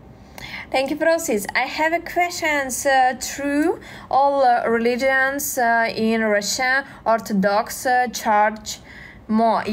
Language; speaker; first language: English; non-native, learner; Russian